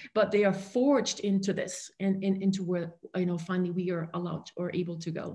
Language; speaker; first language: English; non-native, fluent; German